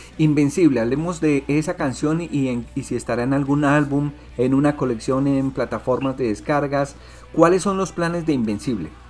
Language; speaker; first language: Spanish; native; Spanish